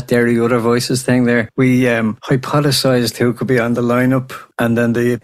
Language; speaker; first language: English; native; English